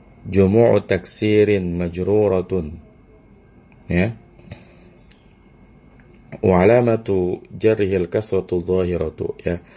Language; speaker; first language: Arabic; non-native, fluent; Indonesian